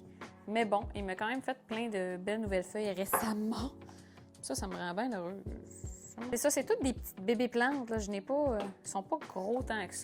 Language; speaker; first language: French; native; French